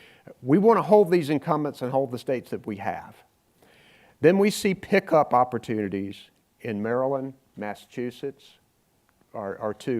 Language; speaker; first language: English; native; English